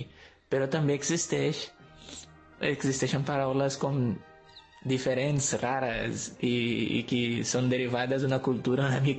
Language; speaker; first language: Catalan; non-native, fluent; Portuguese